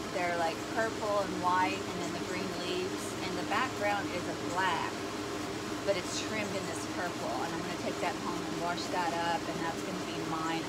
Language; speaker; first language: English; native; English